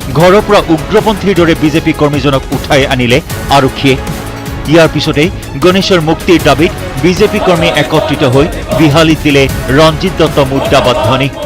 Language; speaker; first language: Assamese; native; Assamese